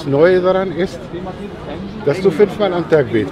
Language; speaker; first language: German; non-native, fluent; Arabic